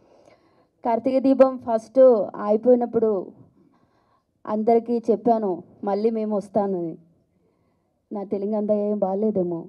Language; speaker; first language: Telugu; non-native, learner; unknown